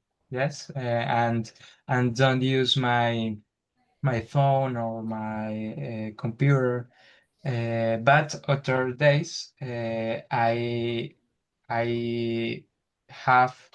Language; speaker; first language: English; non-native, learner; Spanish